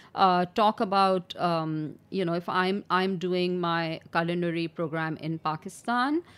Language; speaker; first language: English; non-native, local second language; Urdu